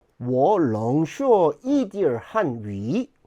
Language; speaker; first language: Chinese; non-native, learner; Korean